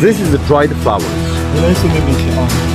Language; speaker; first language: English; non-native, learner; Chinese